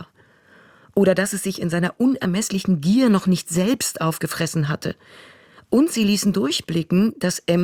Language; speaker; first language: German; native; German